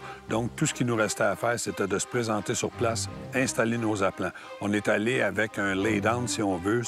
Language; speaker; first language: French; native; French